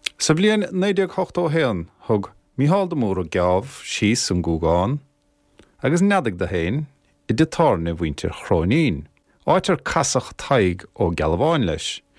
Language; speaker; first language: Irish; native; Irish